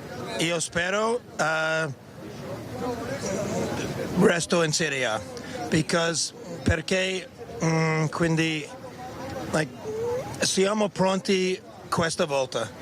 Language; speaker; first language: Italian; non-native, learner; English